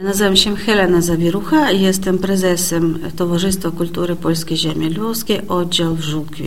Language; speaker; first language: Polish; early bilingual, heritage; Polish